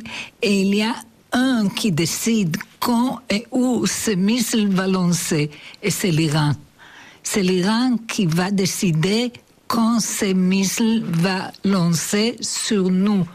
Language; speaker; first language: French; non-native, learner; Hebrew